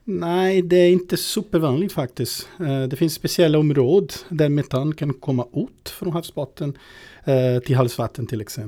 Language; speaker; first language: Swedish; non-native, fluent; Portuguese